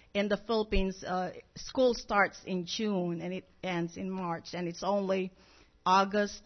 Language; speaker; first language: English; non-native, local second language; Filipino